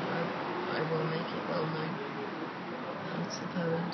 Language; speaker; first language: English; native; English